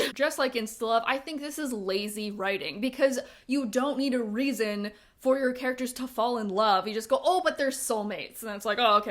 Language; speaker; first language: English; native; English